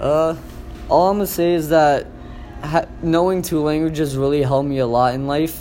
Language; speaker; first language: English; early bilingual, other home language; Polish